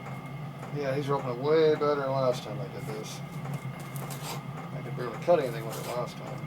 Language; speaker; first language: English; native; English